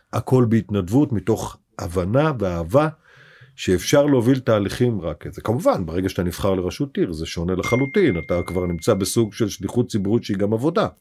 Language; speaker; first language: Hebrew; native; Hebrew